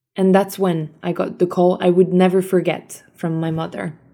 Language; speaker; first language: English; early bilingual, other home language; Armenian